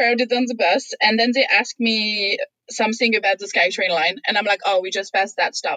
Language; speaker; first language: English; non-native, fluent; French